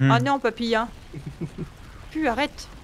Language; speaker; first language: French; native; French